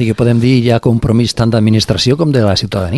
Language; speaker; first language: Catalan; native; Catalan